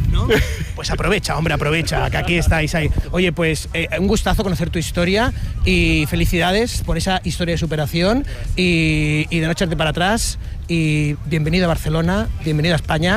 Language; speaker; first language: Spanish; native; Spanish